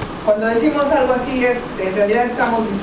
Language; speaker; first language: Spanish; native; Spanish